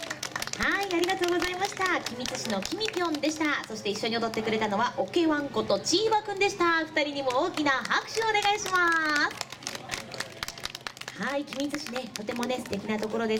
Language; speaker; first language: Japanese; native; Japanese